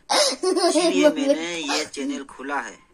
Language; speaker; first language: Hindi; non-native, local second language; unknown